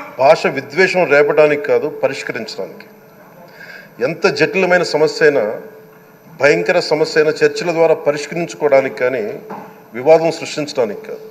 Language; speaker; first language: Telugu; native; Telugu